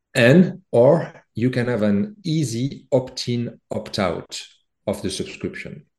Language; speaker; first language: English; non-native, fluent; French